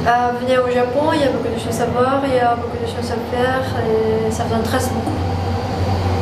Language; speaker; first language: French; non-native, learner; Japanese